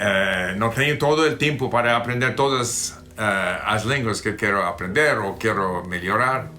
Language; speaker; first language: Portuguese; non-native, fluent; English